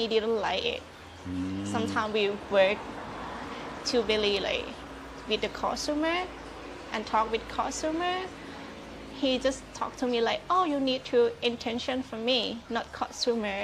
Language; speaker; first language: English; non-native, learner; Thai